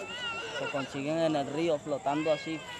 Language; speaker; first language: Spanish; native; Spanish